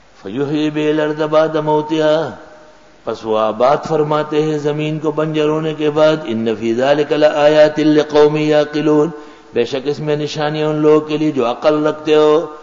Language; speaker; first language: Urdu; non-native, local second language; Pashto